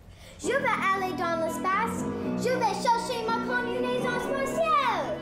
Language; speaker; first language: French; non-native, learner; English